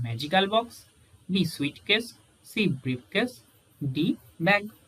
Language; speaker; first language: English; non-native, local second language; Bangla